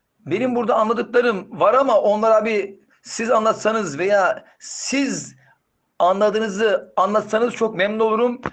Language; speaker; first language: Turkish; native; Turkish